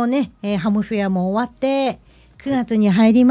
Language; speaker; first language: Japanese; native; Japanese